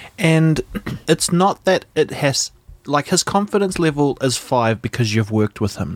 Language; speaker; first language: English; native; English